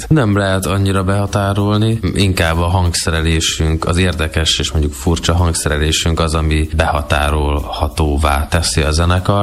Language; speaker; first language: Hungarian; native; Hungarian